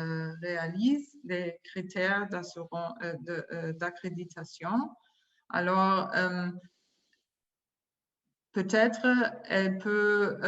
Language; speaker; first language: French; non-native, fluent; German